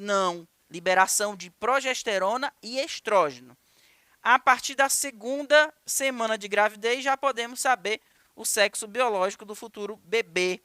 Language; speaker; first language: Portuguese; native; Portuguese